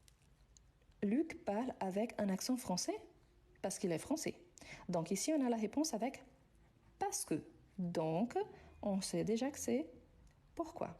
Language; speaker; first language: French; non-native, fluent; Arabic